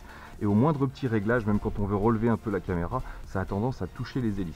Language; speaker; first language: French; native; French